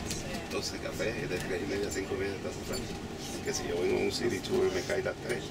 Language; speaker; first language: Spanish; native; Spanish